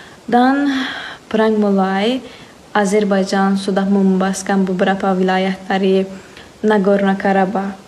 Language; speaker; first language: Indonesian; non-native, fluent; Azerbaijani